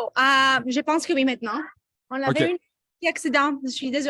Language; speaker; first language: French; non-native, fluent; English